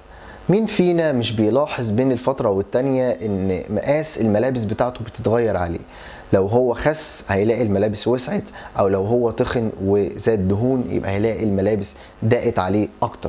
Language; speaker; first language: Arabic; native; Arabic